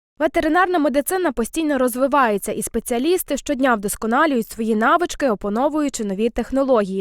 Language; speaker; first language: Ukrainian; native; Ukrainian